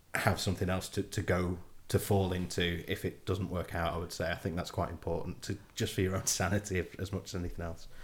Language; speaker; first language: English; native; English